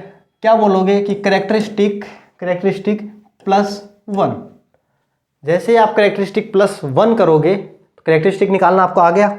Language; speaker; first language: Hindi; native; Hindi